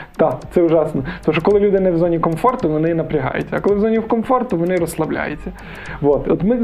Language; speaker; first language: Ukrainian; native; Ukrainian